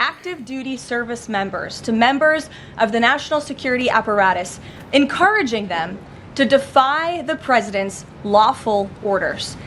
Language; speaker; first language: English; native; English